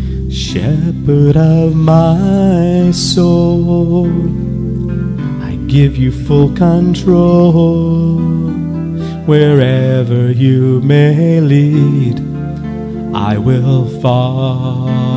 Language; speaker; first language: English; native; English